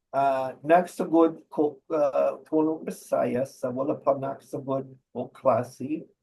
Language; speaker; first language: Cebuano; non-native, learner; English